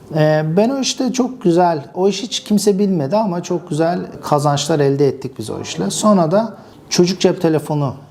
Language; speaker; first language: Turkish; early bilingual, other home language; English